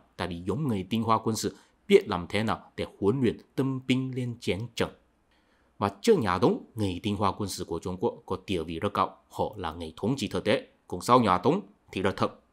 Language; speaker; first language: Vietnamese; non-native, fluent; Chinese